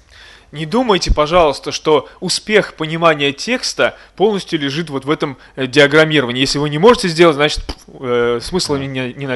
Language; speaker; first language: Russian; native; Russian